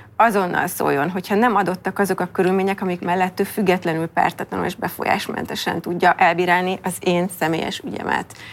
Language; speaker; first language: Hungarian; native; Hungarian